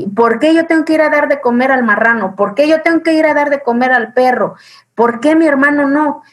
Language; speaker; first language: Spanish; early bilingual, other home language; Zapotec